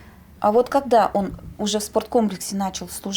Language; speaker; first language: Russian; native; Russian